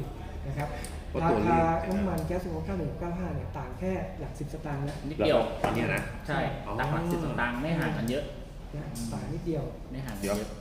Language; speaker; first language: Thai; native; Thai